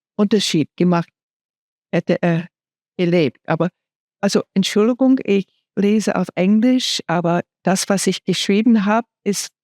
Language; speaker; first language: German; non-native, fluent; English